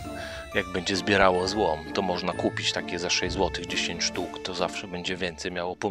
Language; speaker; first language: Polish; native; Polish